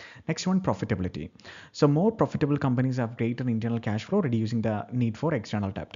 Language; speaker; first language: English; non-native, local second language; Malayalam